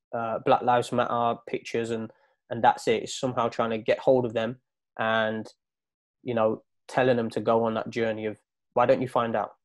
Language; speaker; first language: English; native; English